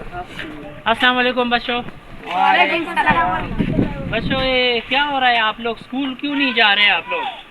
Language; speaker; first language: Hindi; non-native, local second language; Pashto